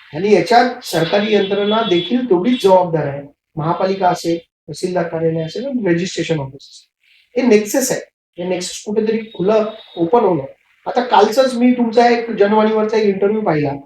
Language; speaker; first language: Marathi; native; Marathi